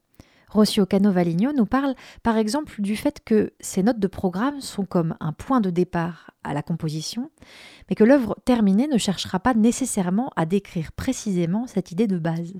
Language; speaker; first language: French; native; French